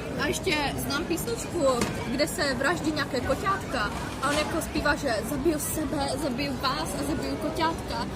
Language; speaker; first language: Czech; non-native, learner; Ukrainian